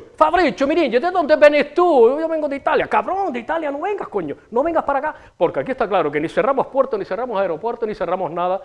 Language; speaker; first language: Spanish; native; Spanish